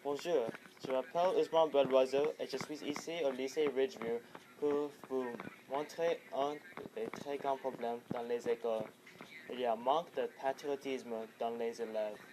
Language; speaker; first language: French; non-native, learner; English